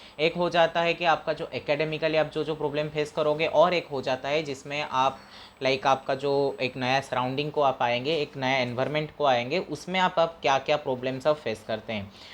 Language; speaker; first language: Hindi; non-native, local second language; Odia